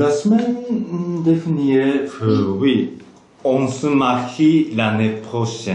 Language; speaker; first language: French; non-native, learner; Japanese